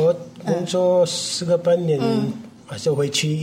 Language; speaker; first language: Chinese; non-native, learner; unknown